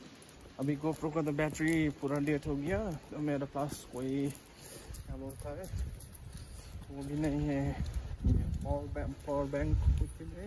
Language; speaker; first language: Hindi; non-native, local second language; Nepali